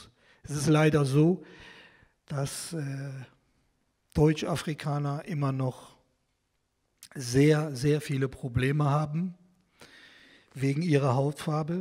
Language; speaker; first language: German; non-native, fluent; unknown